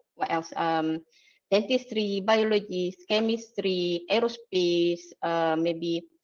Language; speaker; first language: English; non-native, local second language; Malay